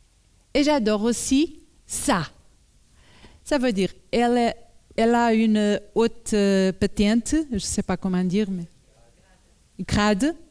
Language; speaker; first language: French; non-native, learner; Portuguese